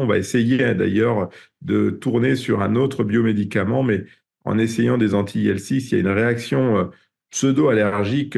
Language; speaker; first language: French; native; French